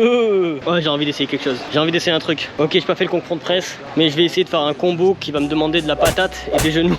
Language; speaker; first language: French; native; French